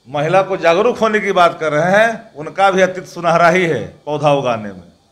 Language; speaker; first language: Hindi; native; Hindi